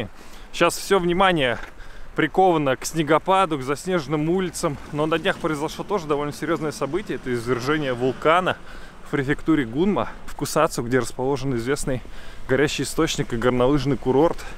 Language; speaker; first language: Russian; native; Russian